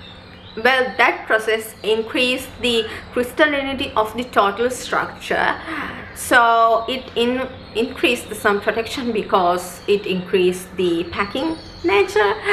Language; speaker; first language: English; non-native, local second language; Sinhala